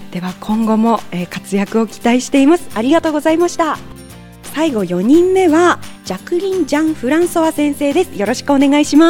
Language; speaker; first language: Japanese; native; Japanese